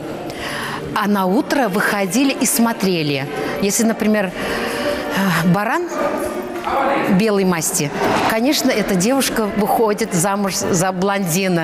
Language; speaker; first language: Russian; non-native, local second language; Chuvash